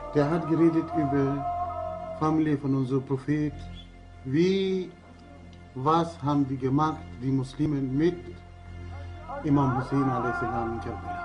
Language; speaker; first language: German; early bilingual, other home language; Albanian